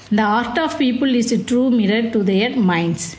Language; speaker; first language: English; non-native, local second language; Tamil